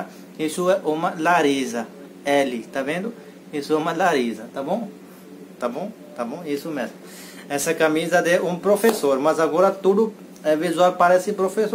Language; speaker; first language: Portuguese; non-native, learner; Hindi